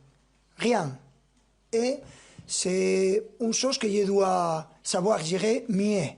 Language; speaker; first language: French; non-native, fluent; Spanish